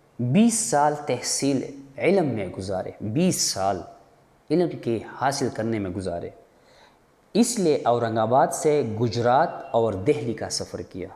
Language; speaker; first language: Urdu; non-native, local second language; Pashto